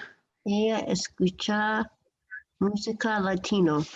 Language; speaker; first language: Spanish; non-native, learner; English